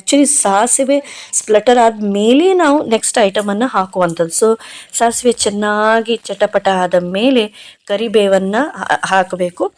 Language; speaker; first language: Kannada; non-native, local second language; Konkani